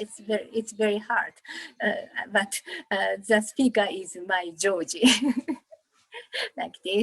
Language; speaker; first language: English; non-native, learner; Japanese